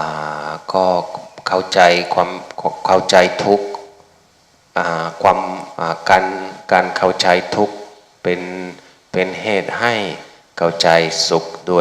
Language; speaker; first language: Thai; non-native, fluent; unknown